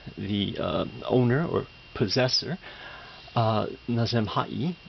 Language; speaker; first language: English; native; English